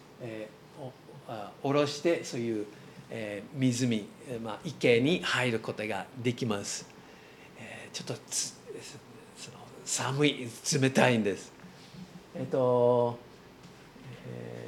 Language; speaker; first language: Japanese; non-native, learner; English